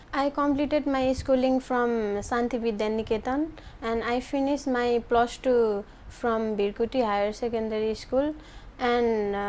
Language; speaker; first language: English; non-native, local second language; Nepali